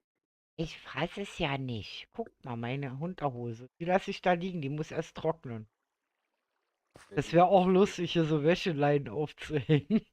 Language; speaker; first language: German; native; German